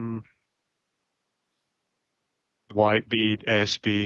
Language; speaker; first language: English; native; English